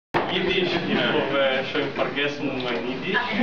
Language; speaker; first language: Hebrew; non-native, fluent; English